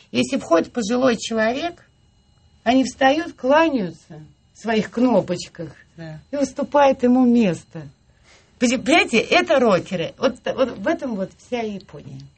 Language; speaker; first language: Russian; native; Russian